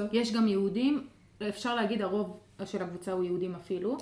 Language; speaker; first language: Hebrew; non-native, local second language; Arabic